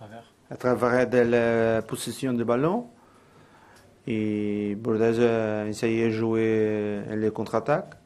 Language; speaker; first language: French; non-native, learner; Portuguese